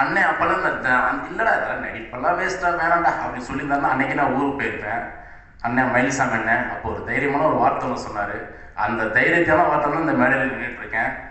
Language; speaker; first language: Tamil; native; Tamil